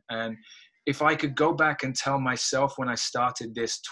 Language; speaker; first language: English; native; English